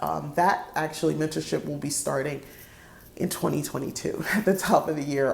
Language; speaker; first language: English; native; English